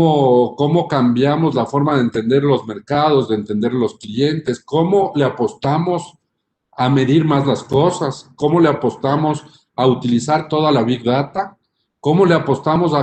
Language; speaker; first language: Spanish; native; Spanish